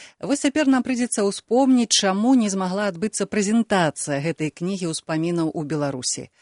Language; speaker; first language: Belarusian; native; Belarusian